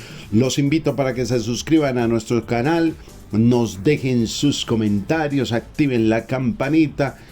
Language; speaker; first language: Spanish; native; Spanish